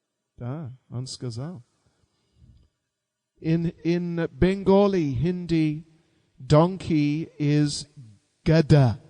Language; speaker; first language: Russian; non-native, learner; English